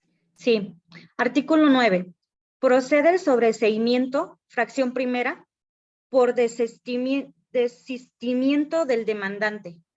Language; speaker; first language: Spanish; native; Spanish